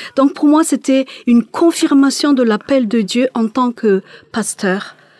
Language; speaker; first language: French; non-native, local second language; Malagasy